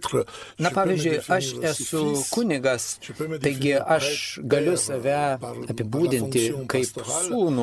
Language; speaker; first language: Lithuanian; non-native, fluent; Italian